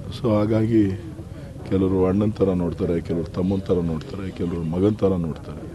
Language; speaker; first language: Kannada; native; Kannada